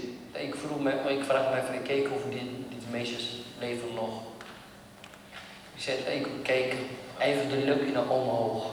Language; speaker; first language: Dutch; non-native, learner; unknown